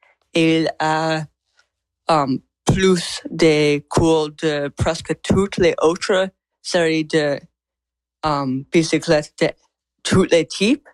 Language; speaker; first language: French; non-native, learner; English